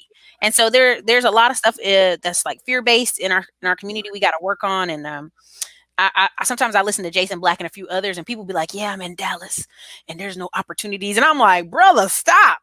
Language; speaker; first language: English; native; English